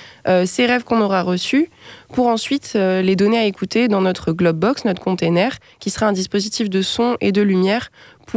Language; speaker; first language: French; native; French